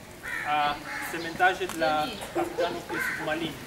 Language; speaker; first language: Polish; non-native, learner; Swahili